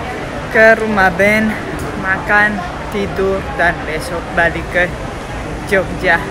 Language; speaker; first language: Indonesian; non-native, fluent; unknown